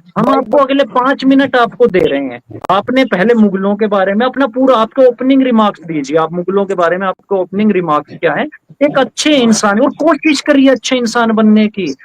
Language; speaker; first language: Hindi; native; Hindi